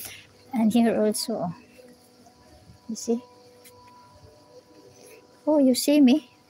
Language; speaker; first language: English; non-native, learner; Filipino